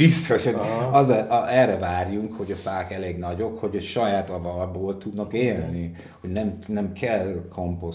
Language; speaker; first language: Hungarian; non-native, fluent; English